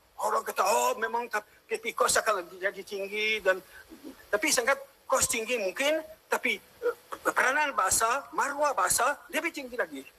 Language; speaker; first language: Indonesian; non-native, fluent; French